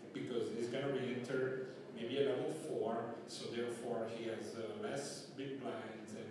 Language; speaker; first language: English; non-native, fluent; Italian